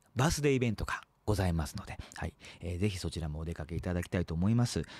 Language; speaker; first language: Japanese; native; Japanese